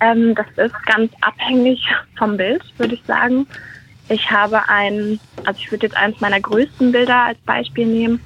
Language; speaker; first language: German; native; German